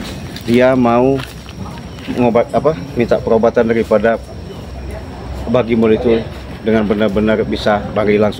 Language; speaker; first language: Indonesian; native; Indonesian